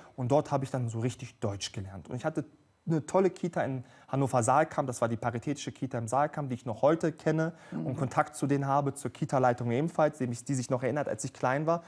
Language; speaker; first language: German; early bilingual, other home language; Bosnian